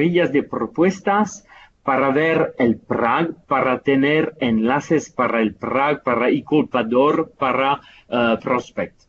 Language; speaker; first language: Spanish; non-native, fluent; Italian